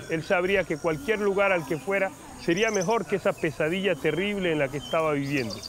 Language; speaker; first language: Spanish; native; Spanish